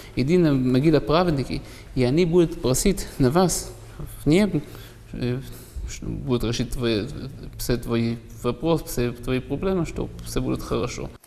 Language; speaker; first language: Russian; non-native, learner; Hebrew